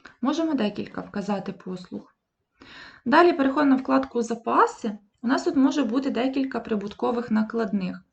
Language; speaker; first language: Ukrainian; native; Ukrainian